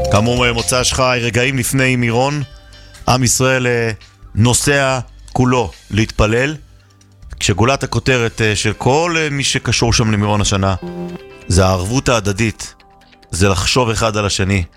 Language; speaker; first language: Hebrew; native; Hebrew